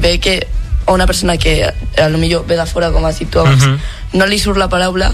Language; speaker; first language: Catalan; non-native, local second language; Spanish